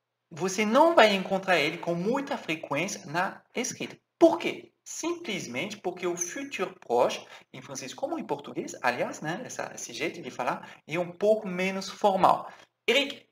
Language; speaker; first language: Portuguese; non-native, fluent; French